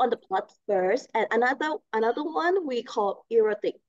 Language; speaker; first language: English; non-native, learner; Thai